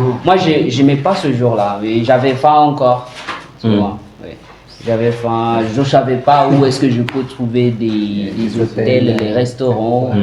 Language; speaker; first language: French; non-native, fluent; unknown